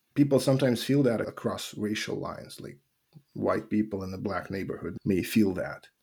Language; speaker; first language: English; non-native, fluent; Russian